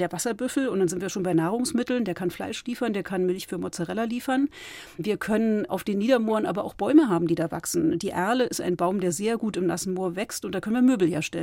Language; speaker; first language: German; native; German